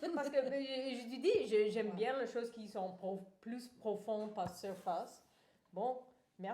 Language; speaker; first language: French; non-native, fluent; English